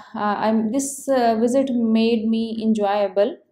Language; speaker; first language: English; non-native, local second language; Punjabi